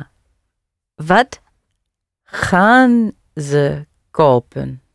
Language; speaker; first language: Dutch; non-native, learner; English